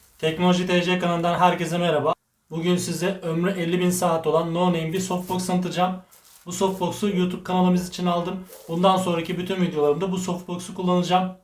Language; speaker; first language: Turkish; native; Turkish